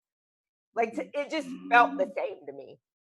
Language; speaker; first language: English; native; English